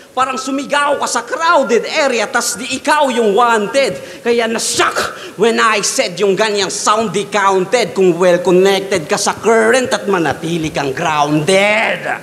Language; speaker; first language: Filipino; native; Filipino